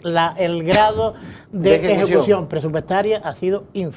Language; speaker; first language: Spanish; native; Spanish